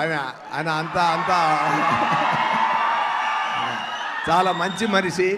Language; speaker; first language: Telugu; non-native, learner; Tamil